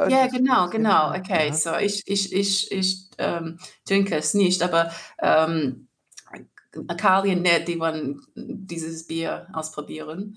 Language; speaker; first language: German; non-native, learner; English